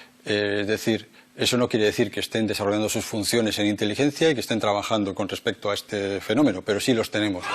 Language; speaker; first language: Spanish; native; Spanish